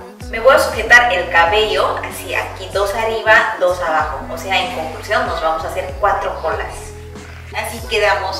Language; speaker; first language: Spanish; non-native, fluent; Korean